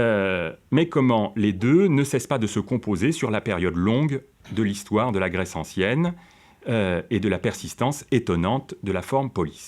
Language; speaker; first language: French; native; French